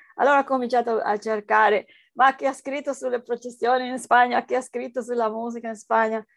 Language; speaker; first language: Italian; non-native, fluent; Spanish